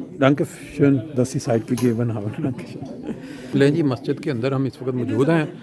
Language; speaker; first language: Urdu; non-native, local second language; Punjabi